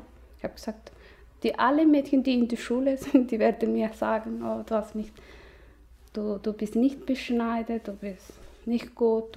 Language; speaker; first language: German; non-native, learner; Somali